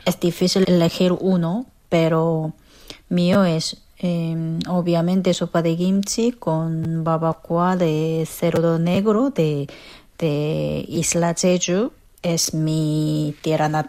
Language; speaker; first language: Spanish; non-native, learner; Korean